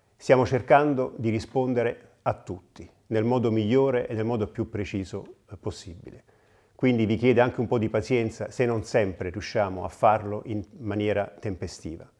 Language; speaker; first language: Italian; native; Italian